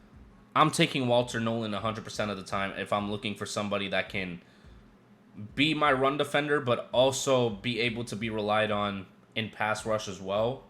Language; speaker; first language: English; native; English